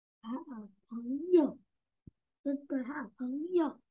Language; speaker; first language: Chinese; non-native, learner; Vietnamese